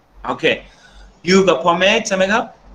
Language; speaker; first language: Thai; non-native, learner; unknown